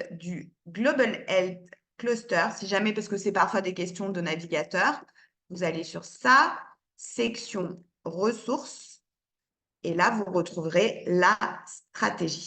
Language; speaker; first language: French; native; French